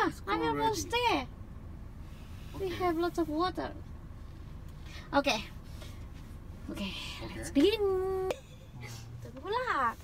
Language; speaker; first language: English; non-native, fluent; Indonesian